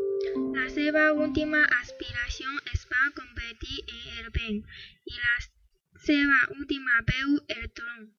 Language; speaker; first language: Catalan; non-native, learner; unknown